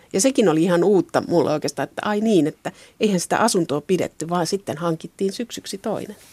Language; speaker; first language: Finnish; native; Finnish